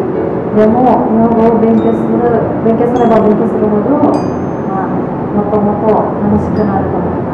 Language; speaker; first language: Japanese; non-native, learner; Indonesian